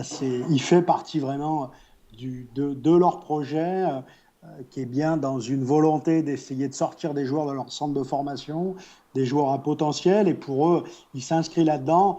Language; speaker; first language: French; native; French